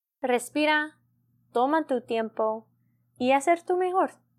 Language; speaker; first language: Spanish; non-native, learner; English